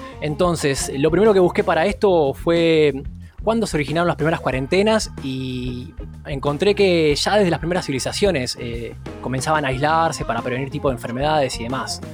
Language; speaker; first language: Spanish; native; Spanish